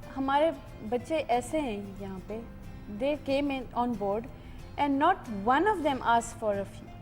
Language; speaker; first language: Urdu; native; Urdu